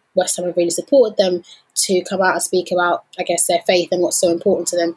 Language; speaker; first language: English; early bilingual, other home language; Danish